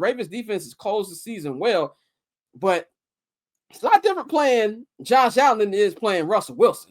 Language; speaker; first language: English; native; English